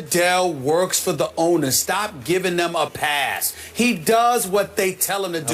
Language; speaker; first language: English; native; English